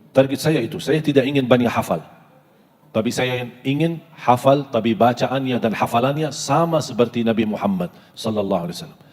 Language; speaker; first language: Malay; non-native, fluent; Arabic